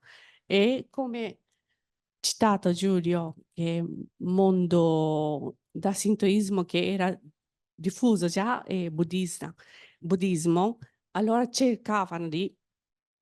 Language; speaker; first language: Italian; non-native, fluent; Japanese